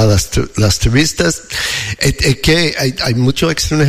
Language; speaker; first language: Spanish; non-native, learner; English